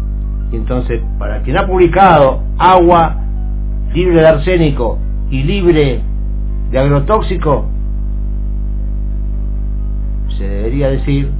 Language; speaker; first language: Spanish; native; Spanish